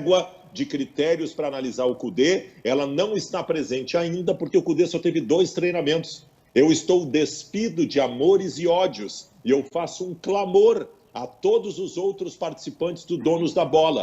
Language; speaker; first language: Portuguese; native; Portuguese